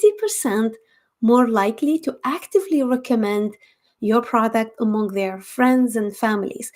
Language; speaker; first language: English; non-native, fluent; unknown